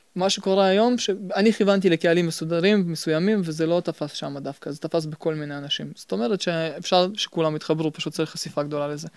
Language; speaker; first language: Hebrew; early bilingual, other home language; Russian